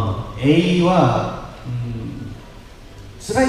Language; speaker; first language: Japanese; non-native, learner; Korean